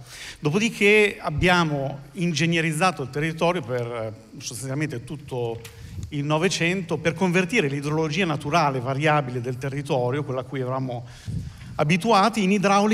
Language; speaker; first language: Italian; native; Italian